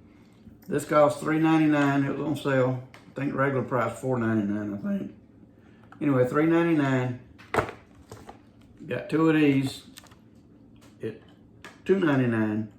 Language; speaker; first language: English; native; English